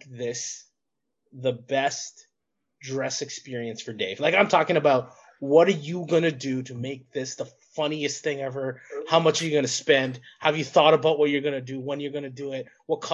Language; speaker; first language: English; native; English